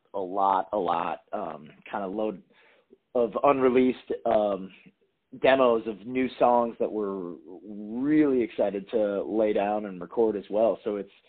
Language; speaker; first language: English; native; English